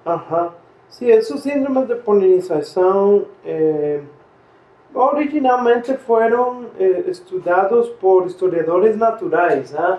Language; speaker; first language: Portuguese; non-native, fluent; Spanish